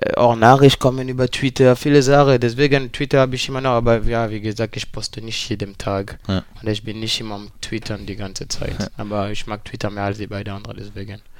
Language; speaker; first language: German; non-native, fluent; French